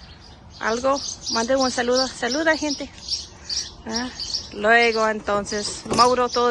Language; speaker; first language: Spanish; non-native, learner; English